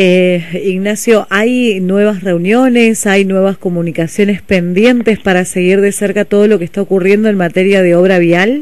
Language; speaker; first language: Spanish; native; Spanish